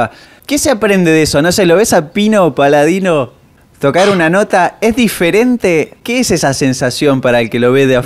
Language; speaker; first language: Spanish; native; Spanish